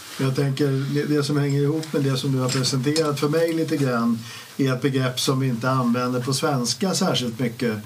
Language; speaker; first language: Swedish; native; Swedish